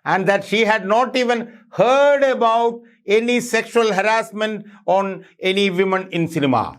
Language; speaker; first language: English; non-native, local second language; Malayalam